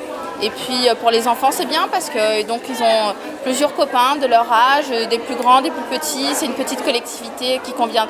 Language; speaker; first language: French; native; French